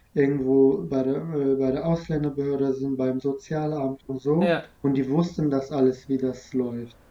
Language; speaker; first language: German; non-native, fluent; Arabic